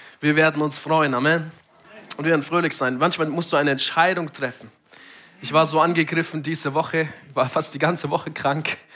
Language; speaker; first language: German; non-native, fluent; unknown